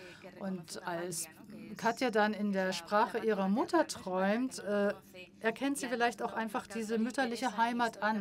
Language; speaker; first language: German; non-native, fluent; Spanish